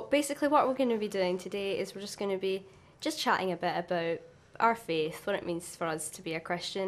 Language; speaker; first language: English; native; English